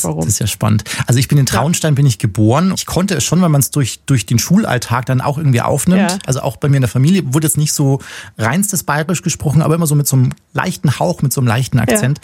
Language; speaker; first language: German; native; German